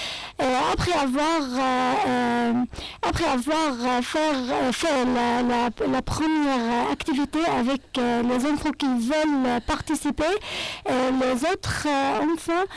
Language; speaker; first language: French; non-native, fluent; Arabic